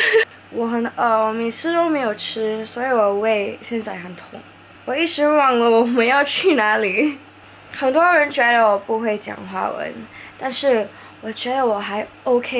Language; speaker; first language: Chinese; non-native, local second language; English